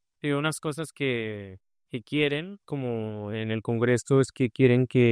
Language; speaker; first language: Spanish; early bilingual, heritage; Spanish